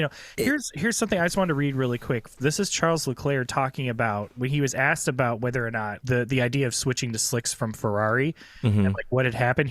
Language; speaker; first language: English; native; English